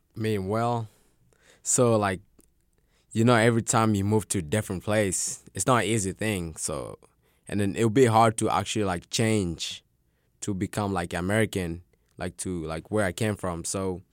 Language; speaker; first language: English; non-native, local second language; Swahili